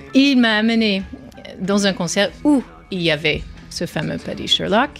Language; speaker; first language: French; non-native, fluent; English